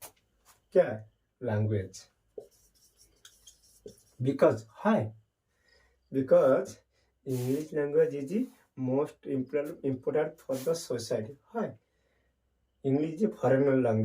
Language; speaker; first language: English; non-native, learner; Hindi